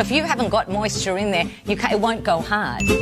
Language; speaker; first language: English; native; English